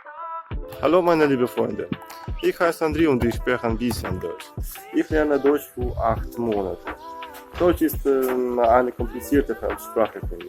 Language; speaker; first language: German; non-native, learner; Ukrainian